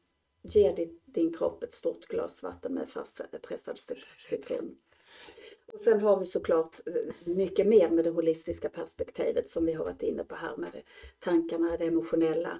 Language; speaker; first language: Swedish; native; Swedish